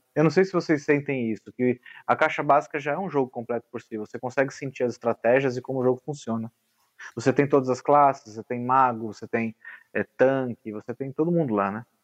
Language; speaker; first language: Portuguese; native; Portuguese